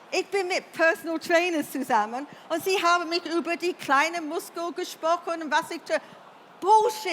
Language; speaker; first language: German; non-native, learner; English